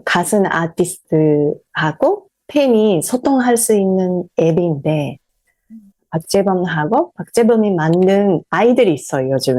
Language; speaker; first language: Korean; non-native, fluent; Japanese